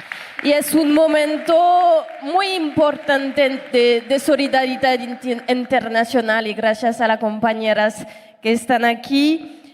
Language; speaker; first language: Spanish; non-native, learner; French